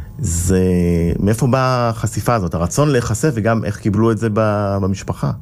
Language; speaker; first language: Hebrew; native; Hebrew